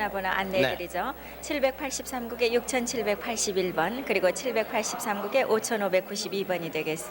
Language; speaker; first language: Korean; native; Korean